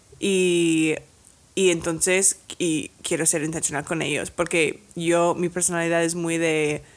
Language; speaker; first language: Spanish; non-native, fluent; English